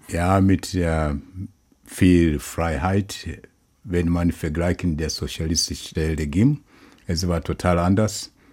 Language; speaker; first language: German; non-native, learner; Swahili